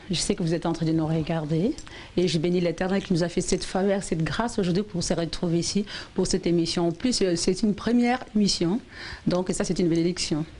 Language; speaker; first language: French; non-native, local second language; Lingala